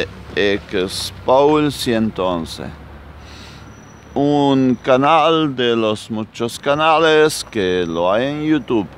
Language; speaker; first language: Spanish; non-native, fluent; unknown